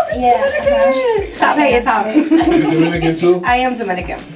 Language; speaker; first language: English; native; English